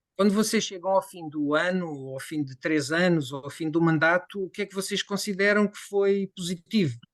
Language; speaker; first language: Portuguese; early bilingual, heritage; Portuguese